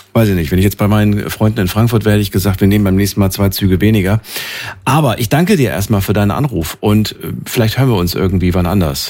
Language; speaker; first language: German; native; German